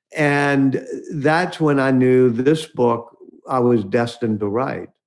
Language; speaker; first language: English; native; English